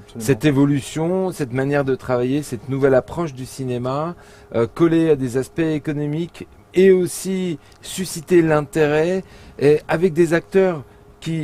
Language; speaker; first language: French; native; French